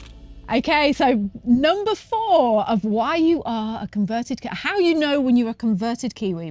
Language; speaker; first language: English; native; English